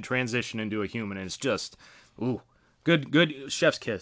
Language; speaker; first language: English; native; English